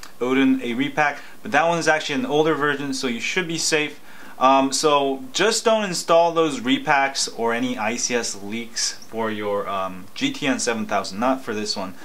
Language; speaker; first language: English; native; English